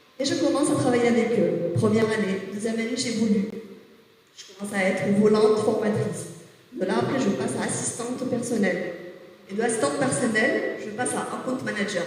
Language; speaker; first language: French; native; French